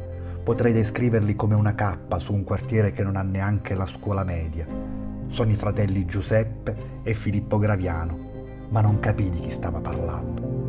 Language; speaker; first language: Italian; native; Italian